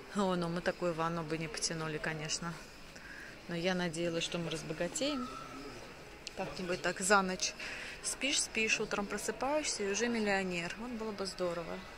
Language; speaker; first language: Russian; native; Russian